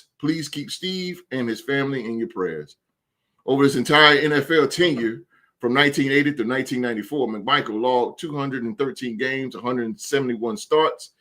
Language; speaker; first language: English; native; English